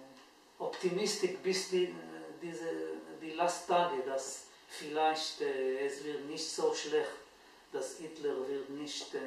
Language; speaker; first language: German; non-native, learner; Hebrew